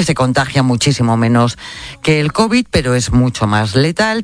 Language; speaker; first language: Spanish; native; Spanish